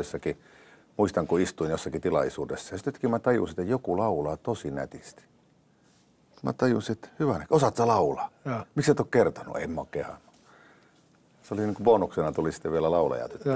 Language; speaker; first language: Finnish; native; Finnish